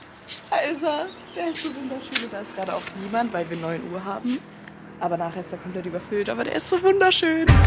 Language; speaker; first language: German; native; German